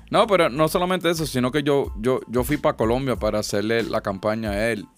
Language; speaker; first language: Spanish; early bilingual, other home language; English